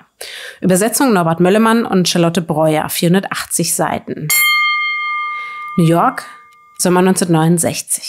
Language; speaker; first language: German; native; German